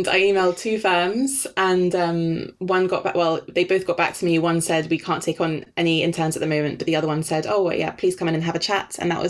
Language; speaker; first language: English; non-native, fluent; Danish